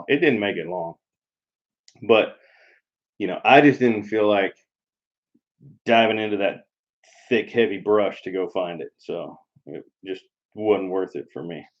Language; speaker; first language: English; native; English